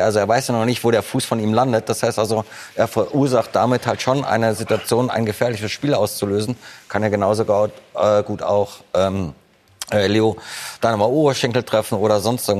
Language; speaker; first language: German; native; German